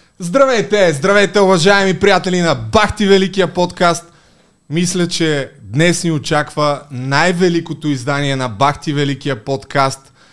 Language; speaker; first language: Bulgarian; native; Bulgarian